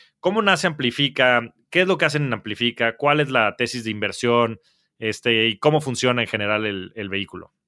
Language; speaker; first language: Spanish; native; Spanish